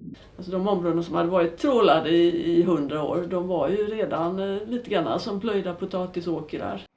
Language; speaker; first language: Swedish; native; Swedish